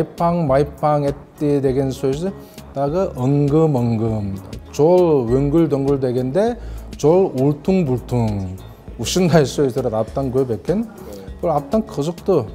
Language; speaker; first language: Kyrgyz; non-native, fluent; Korean